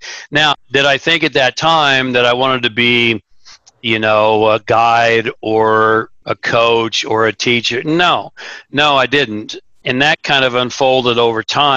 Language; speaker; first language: English; native; English